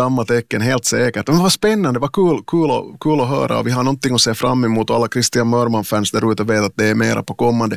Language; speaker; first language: Swedish; native; Swedish